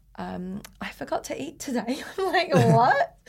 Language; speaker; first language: English; native; English